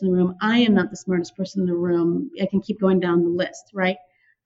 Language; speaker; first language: English; native; English